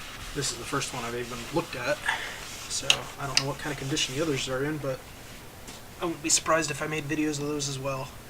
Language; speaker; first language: English; native; English